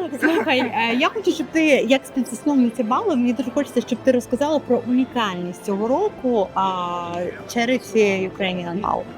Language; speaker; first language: Ukrainian; native; Ukrainian